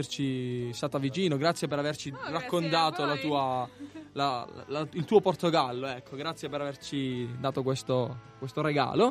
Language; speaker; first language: Italian; native; Italian